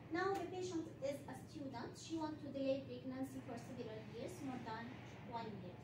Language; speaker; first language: English; non-native, fluent; Arabic